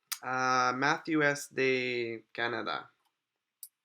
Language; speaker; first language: Spanish; non-native, learner; English